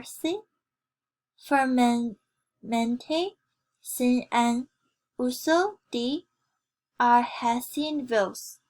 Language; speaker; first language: Spanish; non-native, learner; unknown